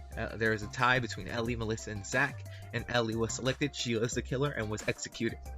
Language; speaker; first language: English; native; English